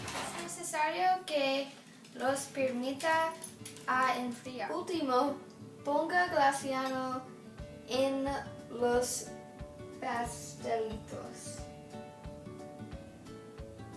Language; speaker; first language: Spanish; non-native, learner; English